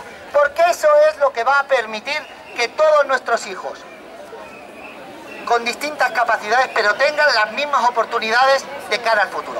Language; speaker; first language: Spanish; native; Spanish